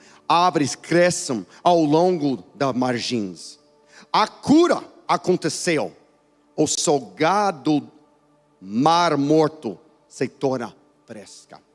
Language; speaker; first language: Portuguese; non-native, learner; English